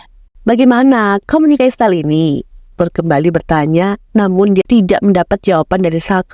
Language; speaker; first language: Indonesian; native; Indonesian